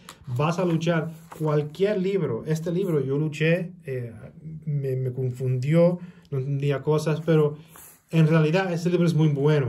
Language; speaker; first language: Spanish; early bilingual, heritage; Spanish